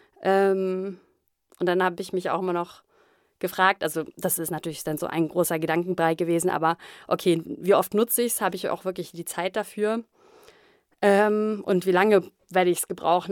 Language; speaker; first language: German; native; German